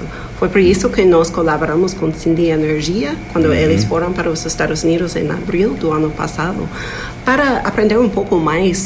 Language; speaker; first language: Portuguese; non-native, fluent; English